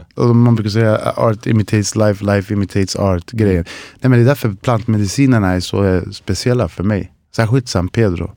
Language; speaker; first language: Swedish; early bilingual, other home language; Spanish